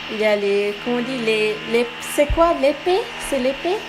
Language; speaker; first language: French; non-native, learner; Malay